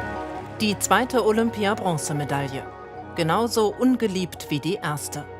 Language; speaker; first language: German; native; German